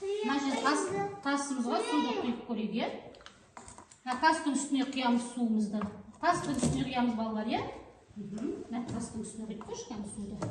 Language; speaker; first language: Kazakh; native; Kazakh